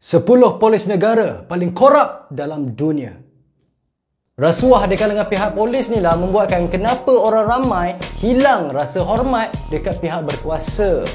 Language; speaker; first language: Malay; native; Malay